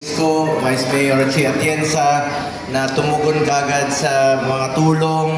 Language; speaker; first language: Filipino; non-native, local second language; Cebuano